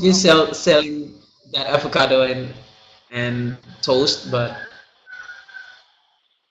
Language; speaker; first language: English; non-native, learner; Indonesian